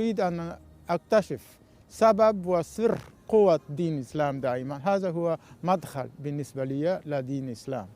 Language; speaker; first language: Arabic; non-native, fluent; Japanese